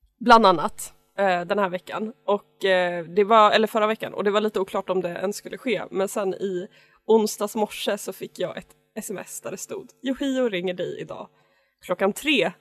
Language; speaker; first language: Swedish; native; Swedish